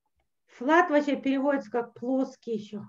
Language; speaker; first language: Russian; native; Russian